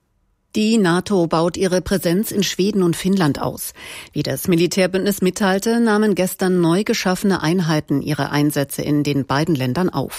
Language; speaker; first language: German; native; German